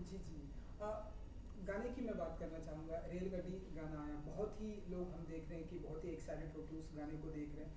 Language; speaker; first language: Hindi; native; Hindi